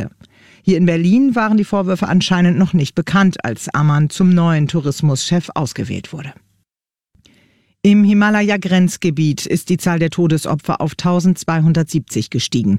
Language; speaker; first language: German; native; German